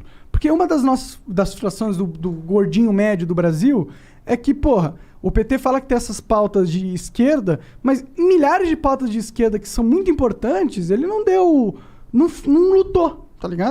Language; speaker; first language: Portuguese; native; Portuguese